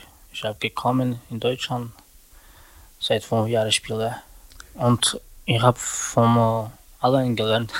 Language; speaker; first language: German; non-native, learner; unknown